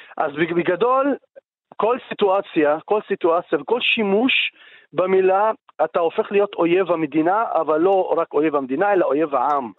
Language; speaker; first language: Hebrew; non-native, local second language; Arabic